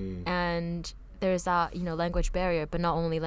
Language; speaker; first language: English; early bilingual, other home language; Vietnamese